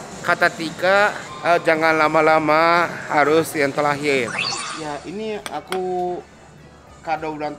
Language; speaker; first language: Indonesian; non-native, fluent; Japanese